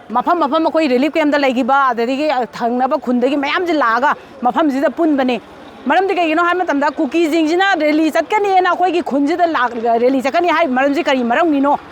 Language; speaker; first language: Manipuri; native; Manipuri